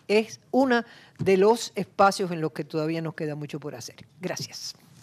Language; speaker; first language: Spanish; native; Spanish